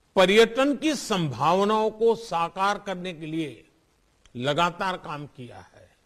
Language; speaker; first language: Hindi; non-native, local second language; Gujarati